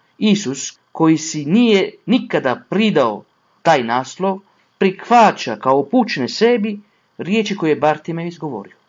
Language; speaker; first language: Croatian; non-native, fluent; Italian